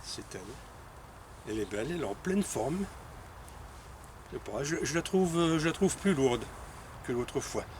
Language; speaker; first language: French; native; French